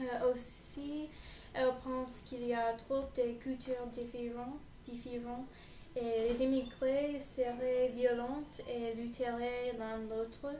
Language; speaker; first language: French; non-native, learner; English